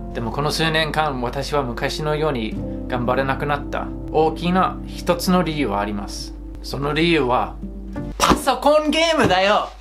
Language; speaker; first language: Japanese; non-native, fluent; English